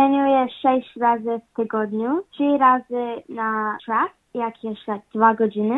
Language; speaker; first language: Polish; early bilingual, heritage; English